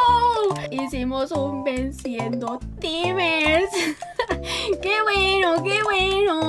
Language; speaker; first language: Spanish; native; Spanish